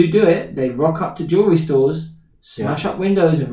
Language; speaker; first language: English; native; English